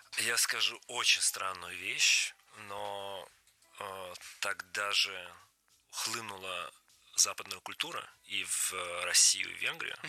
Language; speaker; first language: Russian; early bilingual, heritage; Hungarian